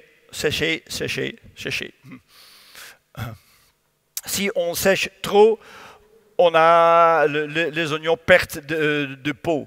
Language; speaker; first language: French; non-native, learner; Dutch